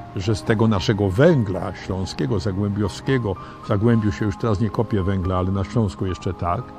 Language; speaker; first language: Polish; native; Polish